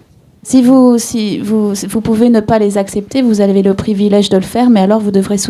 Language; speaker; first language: French; native; French